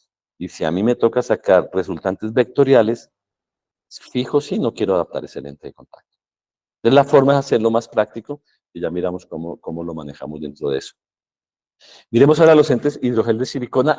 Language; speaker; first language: Spanish; native; Spanish